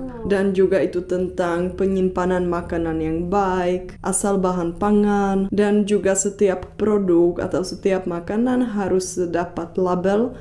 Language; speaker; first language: Indonesian; non-native, fluent; Czech